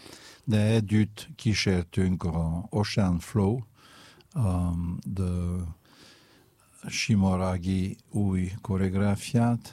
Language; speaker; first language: Hungarian; non-native, fluent; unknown